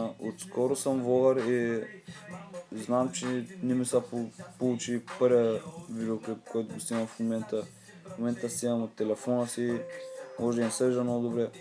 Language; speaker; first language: Bulgarian; early bilingual, other home language; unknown